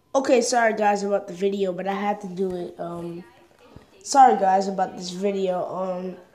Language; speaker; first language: English; native; English